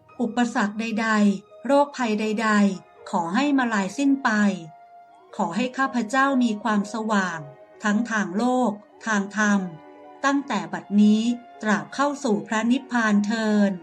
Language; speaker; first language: Thai; native; Thai